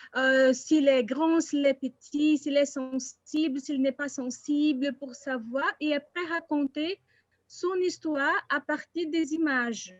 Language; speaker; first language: French; non-native, fluent; Portuguese